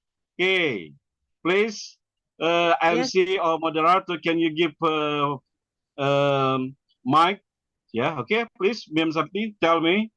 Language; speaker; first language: English; non-native, learner; Indonesian